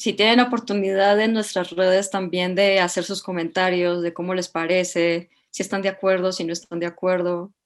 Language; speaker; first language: Spanish; native; Spanish